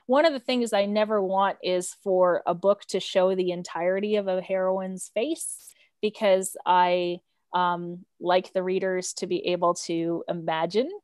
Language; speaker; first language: English; native; English